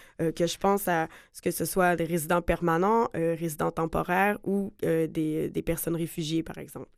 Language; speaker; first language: French; native; French